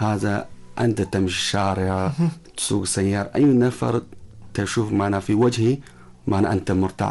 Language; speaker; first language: Arabic; non-native, learner; Chinese